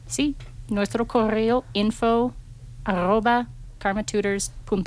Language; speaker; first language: Spanish; non-native, fluent; English